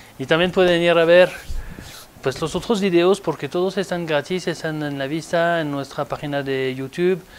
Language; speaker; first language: Spanish; non-native, fluent; French